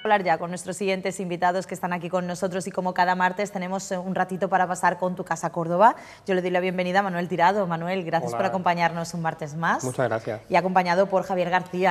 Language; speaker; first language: Spanish; native; Spanish